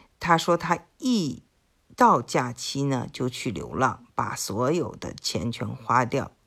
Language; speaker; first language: Chinese; native; Chinese